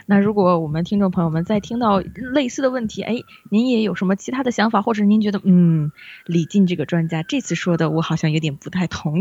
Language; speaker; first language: Chinese; native; Chinese